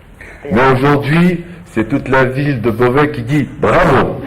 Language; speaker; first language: French; native; French